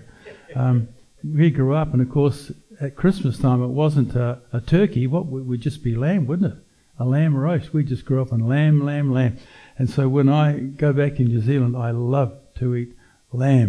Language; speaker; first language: English; native; English